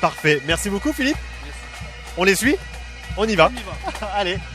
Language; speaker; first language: French; native; French